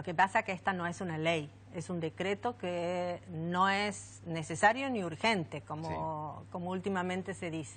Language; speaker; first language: Spanish; native; Spanish